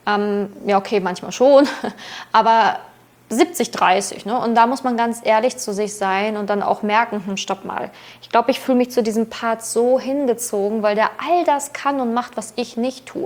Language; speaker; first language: German; native; German